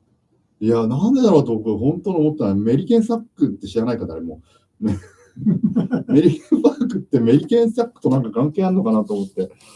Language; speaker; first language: Japanese; native; Japanese